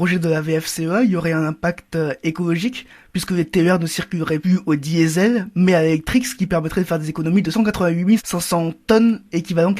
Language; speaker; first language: French; native; French